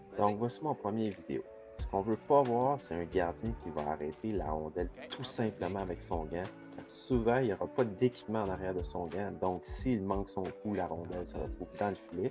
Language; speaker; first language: French; native; French